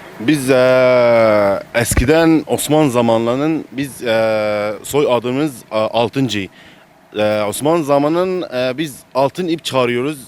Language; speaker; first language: Turkish; non-native, learner; Arabic